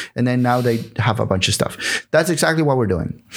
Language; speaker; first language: English; non-native, fluent; Spanish